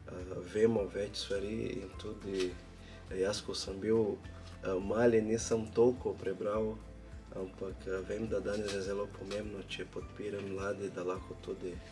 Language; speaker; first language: Slovenian; non-native, fluent; Portuguese